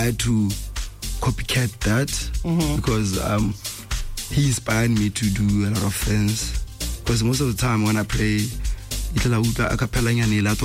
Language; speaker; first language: English; non-native, local second language; Tswana